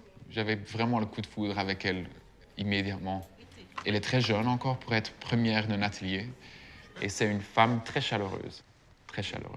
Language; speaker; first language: French; non-native, fluent; Dutch